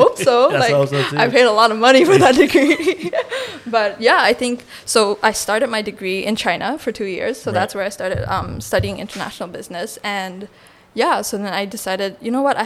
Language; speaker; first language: English; non-native, local second language; Chinese